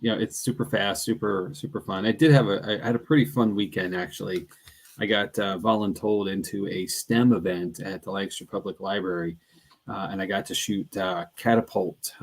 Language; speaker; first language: English; native; English